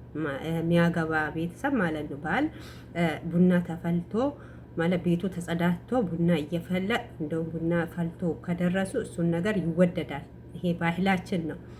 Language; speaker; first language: Amharic; non-native, local second language; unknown